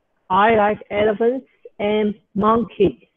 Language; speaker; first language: English; non-native, fluent; Chinese